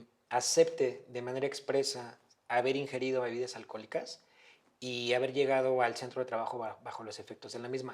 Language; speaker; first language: Spanish; native; Spanish